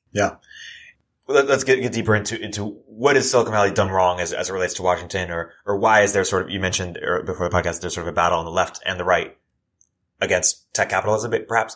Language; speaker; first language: English; native; English